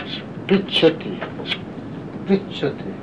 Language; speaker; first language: Russian; non-native, learner; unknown